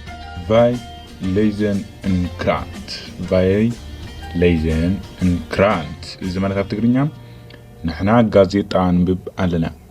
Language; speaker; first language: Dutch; non-native, fluent; Tigrinya